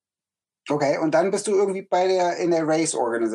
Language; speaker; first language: German; native; German